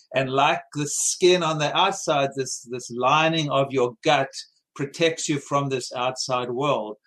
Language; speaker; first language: English; native; English